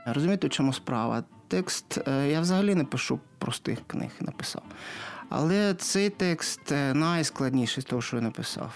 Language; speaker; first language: Ukrainian; non-native, local second language; Russian